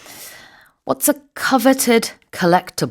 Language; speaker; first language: English; non-native, fluent; Korean